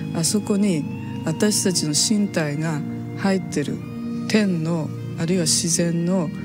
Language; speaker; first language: Japanese; native; Japanese